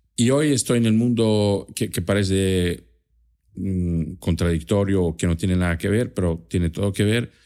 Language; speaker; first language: Spanish; non-native, fluent; German